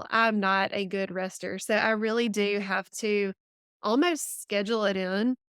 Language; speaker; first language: English; native; English